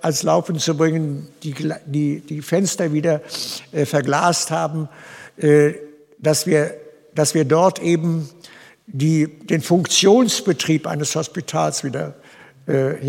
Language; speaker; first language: German; native; German